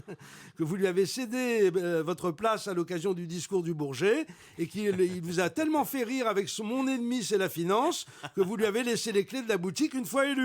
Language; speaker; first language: French; native; French